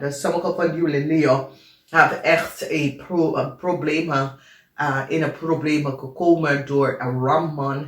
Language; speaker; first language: Dutch; non-native, learner; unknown